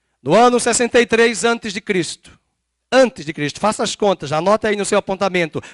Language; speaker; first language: Portuguese; native; Portuguese